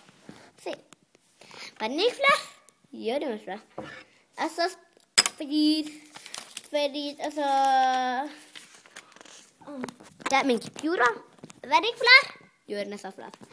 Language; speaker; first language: Danish; early bilingual, other home language; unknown